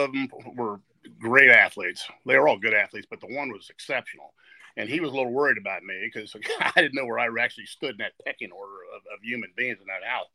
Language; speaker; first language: English; native; English